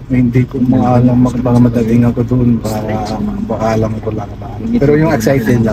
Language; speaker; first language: Filipino; non-native, learner; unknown